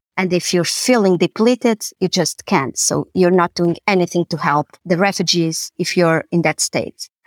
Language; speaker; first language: English; non-native, fluent; Portuguese